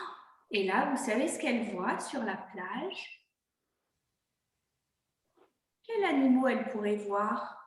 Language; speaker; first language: French; native; French